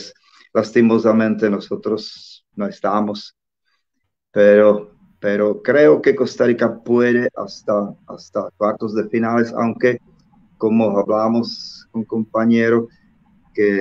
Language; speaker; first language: Spanish; non-native, fluent; Czech